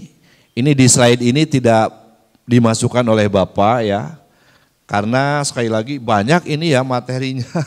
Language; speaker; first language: Indonesian; native; Indonesian